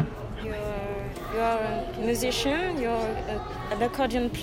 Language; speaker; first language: English; non-native, learner; French